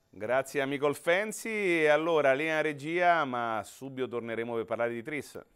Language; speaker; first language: Italian; native; Italian